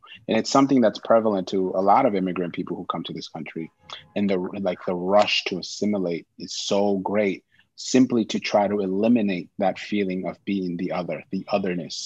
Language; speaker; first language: English; native; English